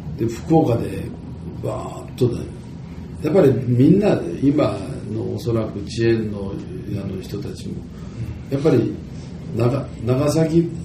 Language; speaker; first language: Japanese; native; Japanese